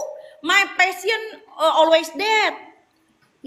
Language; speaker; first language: English; non-native, learner; Indonesian